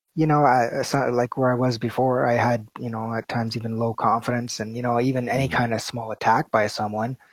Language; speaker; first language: English; native; English